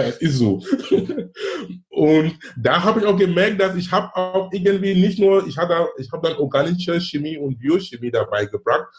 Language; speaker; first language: German; non-native, fluent; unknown